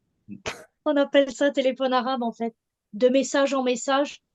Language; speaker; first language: French; native; French